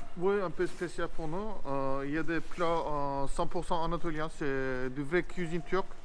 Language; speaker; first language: French; non-native, fluent; Turkish